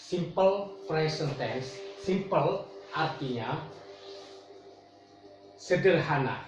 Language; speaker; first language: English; non-native, fluent; Indonesian